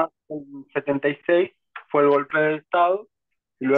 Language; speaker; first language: Spanish; native; Spanish